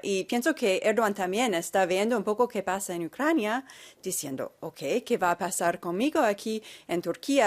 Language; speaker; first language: Spanish; non-native, fluent; English